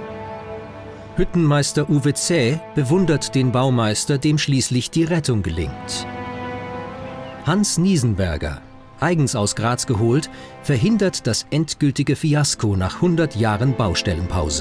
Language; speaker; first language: German; native; German